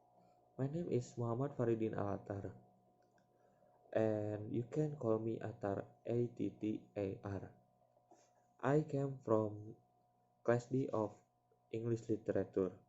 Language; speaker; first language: English; non-native, learner; Indonesian